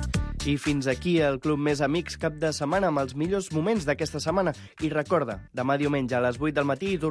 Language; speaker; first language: Catalan; native; Catalan